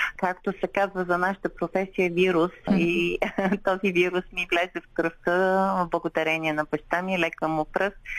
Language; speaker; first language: Bulgarian; non-native, local second language; Turkish